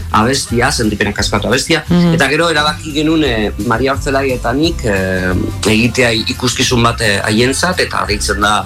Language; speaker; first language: Basque; non-native, local second language; Spanish